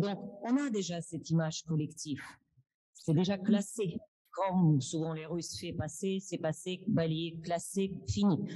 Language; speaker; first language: French; non-native, fluent; Russian